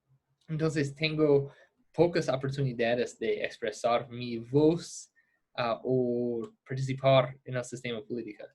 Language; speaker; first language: Spanish; non-native, fluent; English